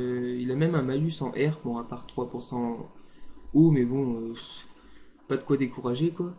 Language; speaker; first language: French; native; French